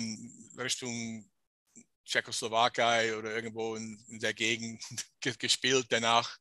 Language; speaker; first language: German; non-native, fluent; English